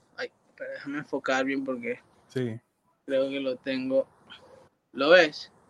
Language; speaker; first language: Spanish; early bilingual, heritage; Spanish